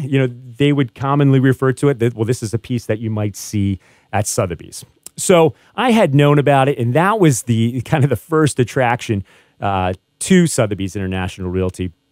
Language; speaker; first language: English; native; English